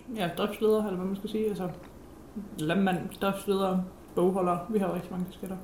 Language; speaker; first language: Danish; non-native, fluent; English